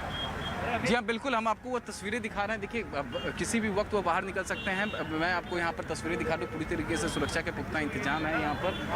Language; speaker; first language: Hindi; native; Hindi